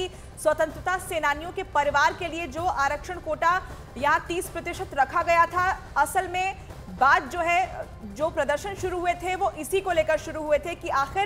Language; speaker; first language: Hindi; native; Hindi